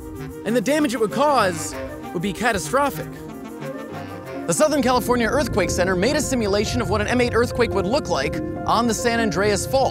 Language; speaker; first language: English; native; English